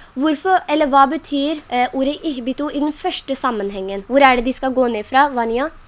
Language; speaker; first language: Norwegian; non-native, local second language; Urdu